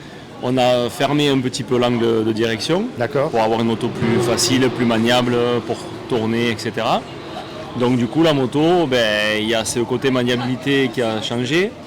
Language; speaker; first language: French; native; French